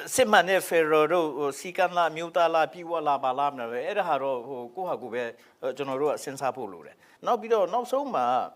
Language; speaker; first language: Burmese; non-native, local second language; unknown